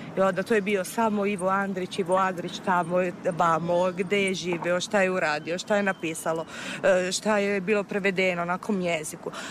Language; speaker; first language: Serbian; non-native, fluent; Italian